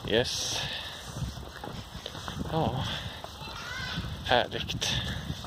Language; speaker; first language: Swedish; native; Swedish